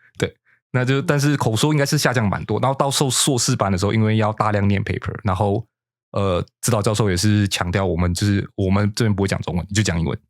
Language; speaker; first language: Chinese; native; Chinese